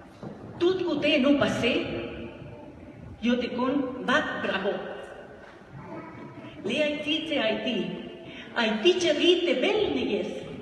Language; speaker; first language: Haitian Creole; non-native, learner; Spanish